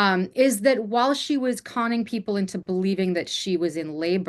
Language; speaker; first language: English; native; English